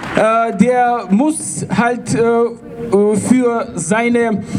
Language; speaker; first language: German; non-native, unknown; Russian